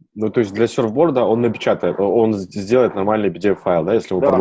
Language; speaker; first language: Russian; native; Russian